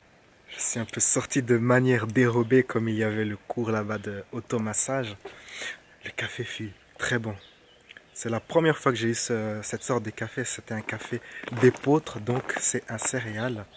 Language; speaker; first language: French; non-native, fluent; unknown